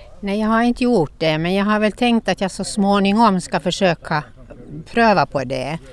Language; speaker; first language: Swedish; native; Swedish